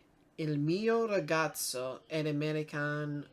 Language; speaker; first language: Italian; non-native, learner; English